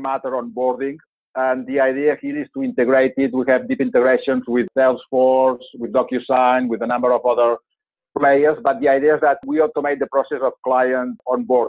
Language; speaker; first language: English; non-native, fluent; Spanish